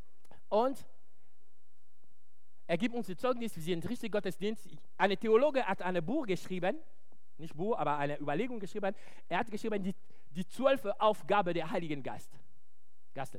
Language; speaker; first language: German; non-native, fluent; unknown